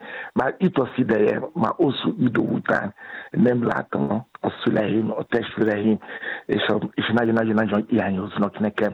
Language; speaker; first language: Hungarian; non-native, fluent; Yoruba